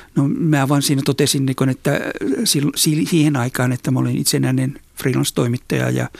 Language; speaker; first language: Finnish; native; Finnish